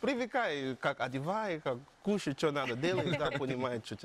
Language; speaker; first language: Russian; non-native, learner; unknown